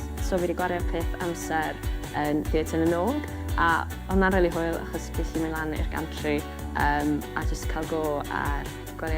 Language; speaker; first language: Welsh; native; Welsh